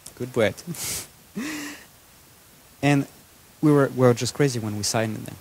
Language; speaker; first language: English; non-native, fluent; French